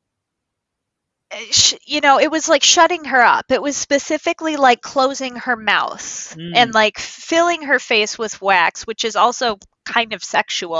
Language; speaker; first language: English; native; English